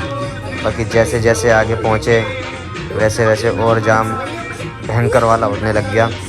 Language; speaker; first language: Hindi; native; Hindi